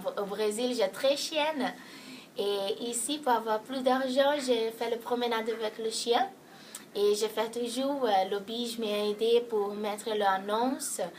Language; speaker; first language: French; non-native, learner; Portuguese